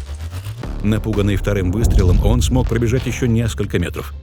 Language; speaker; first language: Russian; native; Russian